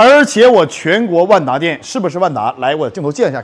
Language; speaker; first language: Chinese; native; Chinese